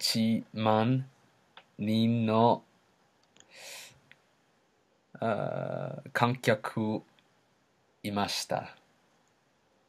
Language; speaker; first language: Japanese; non-native, learner; English